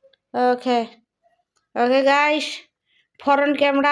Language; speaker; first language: English; non-native, learner; Bangla